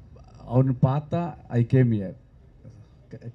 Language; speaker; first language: Tamil; non-native, learner; Telugu